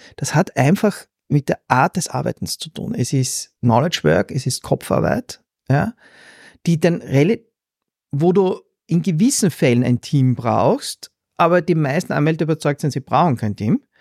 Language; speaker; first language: German; native; German